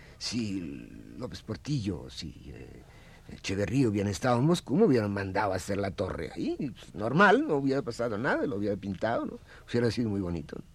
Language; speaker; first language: Spanish; non-native, fluent; Russian